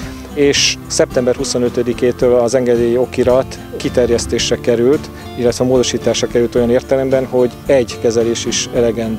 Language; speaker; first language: Hungarian; native; Hungarian